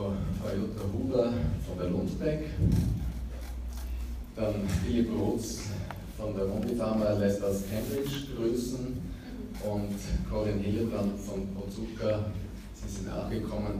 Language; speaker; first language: German; native; German